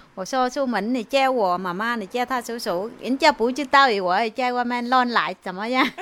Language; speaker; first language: Chinese; non-native, learner; Vietnamese